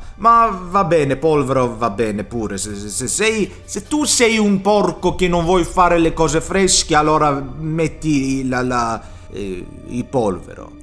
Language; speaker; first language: Italian; non-native, learner; Swedish